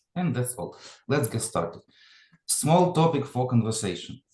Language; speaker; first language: English; non-native, fluent; Ukrainian